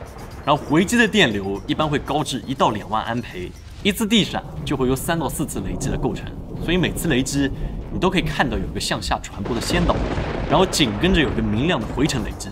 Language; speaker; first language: Chinese; native; Chinese